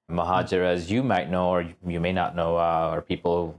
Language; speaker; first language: English; non-native, local second language; Urdu